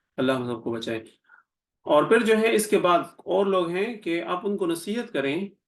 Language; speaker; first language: Urdu; non-native, local second language; Pashto